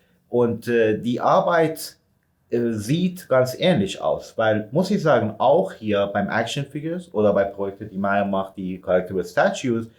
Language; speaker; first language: German; non-native, fluent; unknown